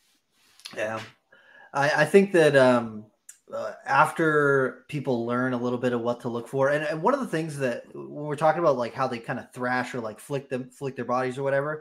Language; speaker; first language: English; native; English